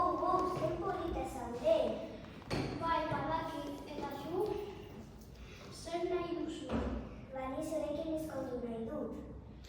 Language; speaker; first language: Basque; non-native, learner; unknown